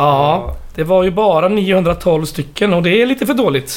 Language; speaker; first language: Swedish; native; Swedish